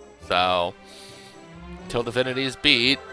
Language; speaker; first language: English; native; English